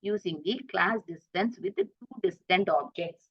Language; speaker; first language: English; non-native, local second language; Tamil